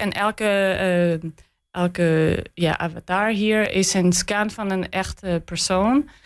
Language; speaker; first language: Dutch; non-native, learner; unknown